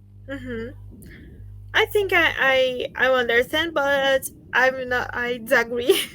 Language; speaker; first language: English; non-native, learner; Portuguese